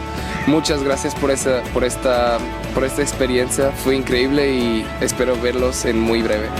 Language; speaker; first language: Spanish; non-native, learner; Portuguese